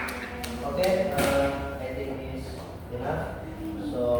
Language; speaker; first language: English; non-native, learner; Indonesian